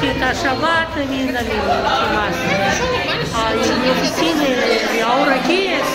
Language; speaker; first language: Spanish; non-native, learner; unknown